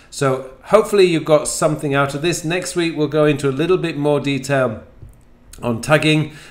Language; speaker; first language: English; native; English